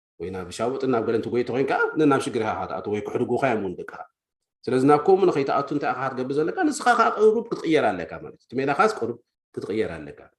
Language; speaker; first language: Tigrinya; native; Tigrinya